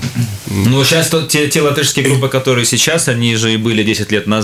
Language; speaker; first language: Russian; native; Russian